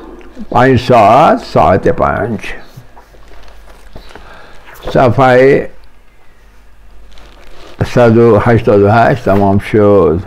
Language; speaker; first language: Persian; non-native, fluent; Urdu